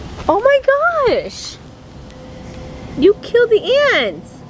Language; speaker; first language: English; early bilingual, other home language; Spanish